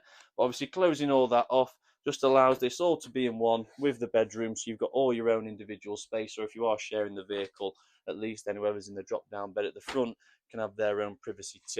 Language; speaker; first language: English; native; English